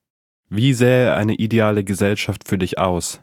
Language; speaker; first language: German; non-native, fluent; Spanish